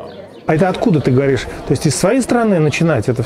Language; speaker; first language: Russian; native; Russian